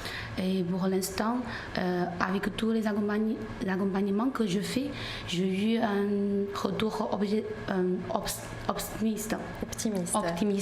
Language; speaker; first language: French; non-native, learner; Chinese